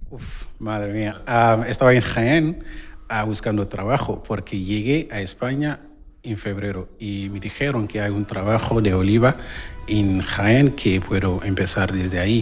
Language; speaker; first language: Spanish; non-native, fluent; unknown